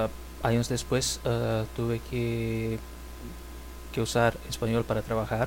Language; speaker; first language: Spanish; non-native, fluent; Portuguese